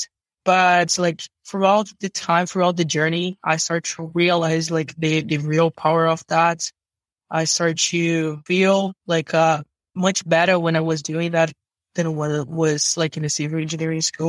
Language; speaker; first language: English; non-native, fluent; Portuguese